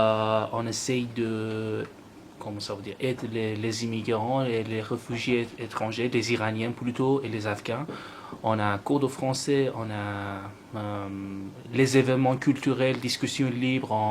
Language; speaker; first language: French; non-native, learner; Persian